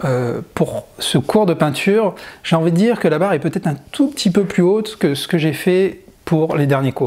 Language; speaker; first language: French; native; French